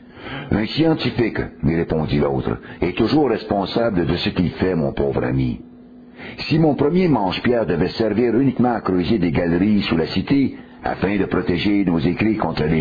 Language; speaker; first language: French; native; French